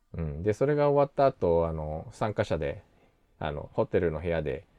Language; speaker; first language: Japanese; native; Japanese